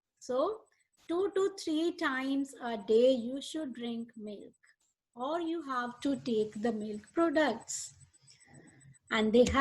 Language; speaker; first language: English; non-native, local second language; Hindi